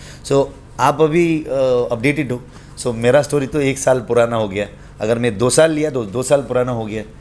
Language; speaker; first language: Hindi; non-native, local second language; Kannada